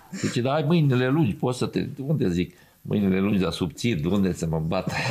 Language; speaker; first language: Romanian; non-native, local second language; Serbian